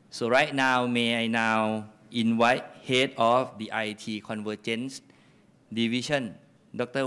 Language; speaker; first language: English; non-native, fluent; Thai